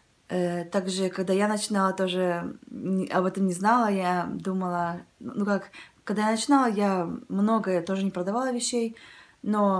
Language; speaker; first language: Russian; early bilingual, heritage; Russian